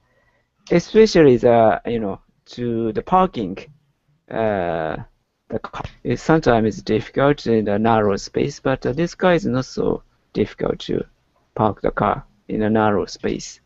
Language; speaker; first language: English; non-native, learner; Japanese